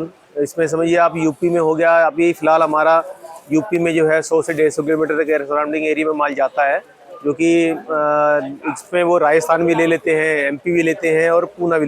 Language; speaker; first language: Hindi; native; Hindi